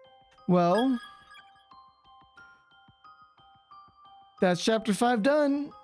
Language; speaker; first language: English; native; English